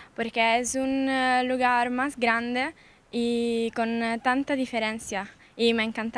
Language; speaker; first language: Spanish; non-native, learner; Italian